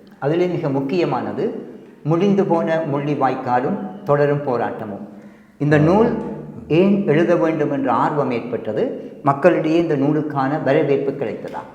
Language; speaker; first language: Tamil; native; Tamil